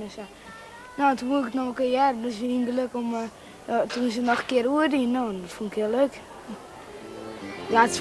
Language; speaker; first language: Dutch; non-native, local second language; Western Frisian